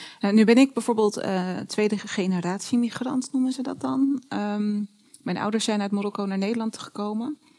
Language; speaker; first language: Dutch; native; Dutch